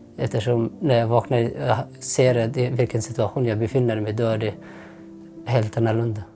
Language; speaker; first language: Swedish; non-native, fluent; Persian